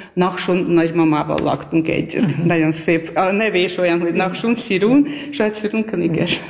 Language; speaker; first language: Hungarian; non-native, fluent; Armenian